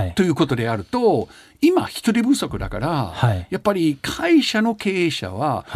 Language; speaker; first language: Japanese; non-native, fluent; German